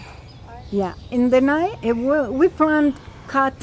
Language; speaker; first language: English; non-native, learner; Spanish